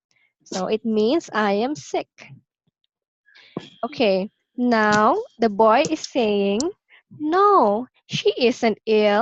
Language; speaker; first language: English; non-native, local second language; Filipino